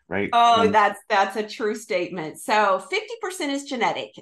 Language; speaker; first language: English; native; English